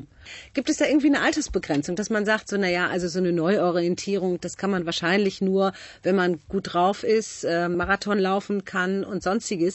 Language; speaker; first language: German; native; German